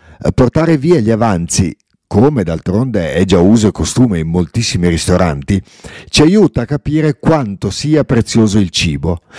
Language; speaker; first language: Italian; non-native, local second language; Ladin